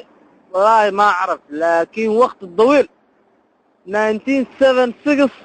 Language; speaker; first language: Arabic; non-native, learner; Somali